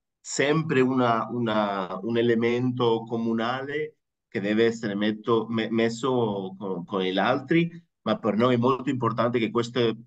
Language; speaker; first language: Italian; non-native, fluent; Spanish